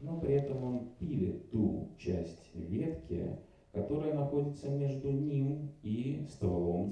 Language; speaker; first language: Russian; native; Russian